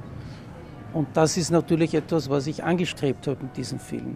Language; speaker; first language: German; native; German